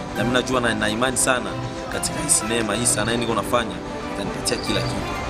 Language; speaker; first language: Swahili; native; Swahili